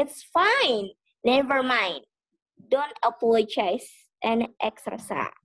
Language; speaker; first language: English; non-native, learner; Indonesian